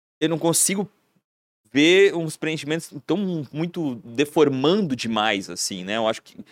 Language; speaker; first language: Portuguese; non-native, fluent; Spanish